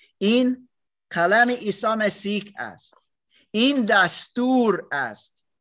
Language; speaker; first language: Persian; non-native, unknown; English